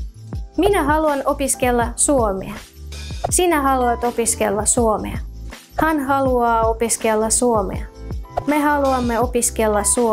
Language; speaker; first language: Finnish; non-native, fluent; Russian